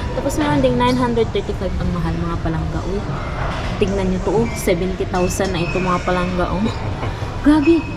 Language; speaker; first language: Filipino; non-native, local second language; Cebuano